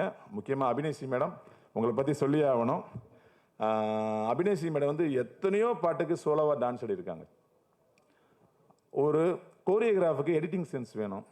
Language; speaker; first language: Tamil; native; Tamil